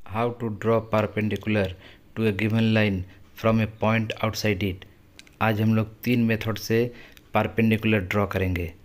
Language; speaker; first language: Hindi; non-native, local second language; Bangla